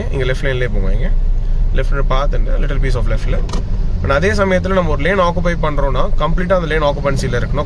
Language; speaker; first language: Tamil; native; Tamil